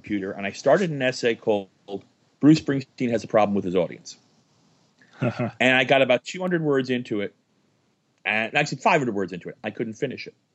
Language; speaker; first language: English; native; English